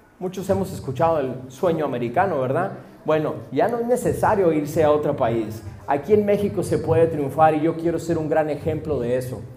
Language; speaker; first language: Spanish; early bilingual, heritage; Spanish